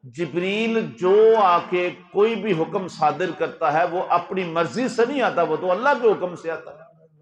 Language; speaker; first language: Urdu; non-native, local second language; Punjabi